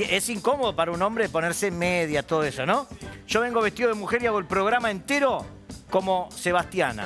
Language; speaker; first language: Spanish; native; Spanish